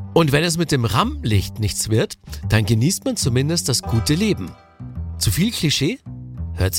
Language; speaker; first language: German; native; German